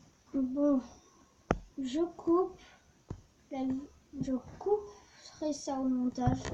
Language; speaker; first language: French; native; French